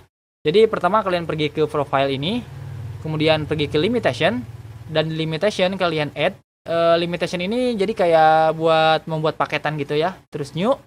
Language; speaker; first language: Indonesian; native; Indonesian